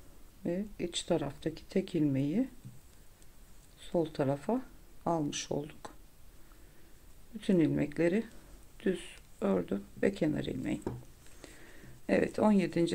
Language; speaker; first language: Turkish; native; Turkish